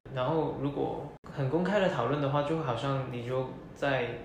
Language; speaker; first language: Chinese; non-native, local second language; Cantonese